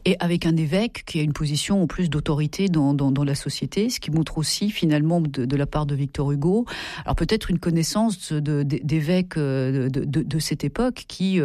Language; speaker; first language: French; native; French